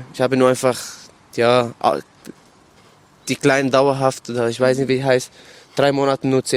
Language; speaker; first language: German; non-native, learner; Arabic